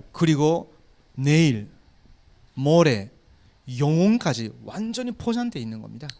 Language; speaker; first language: Korean; non-native, fluent; Japanese